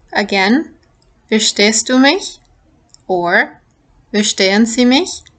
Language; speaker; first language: German; non-native, fluent; English